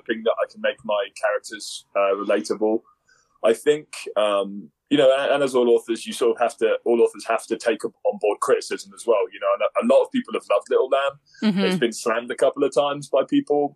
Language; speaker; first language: English; native; English